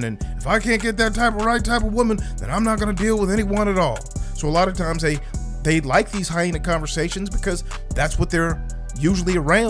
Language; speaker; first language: English; native; English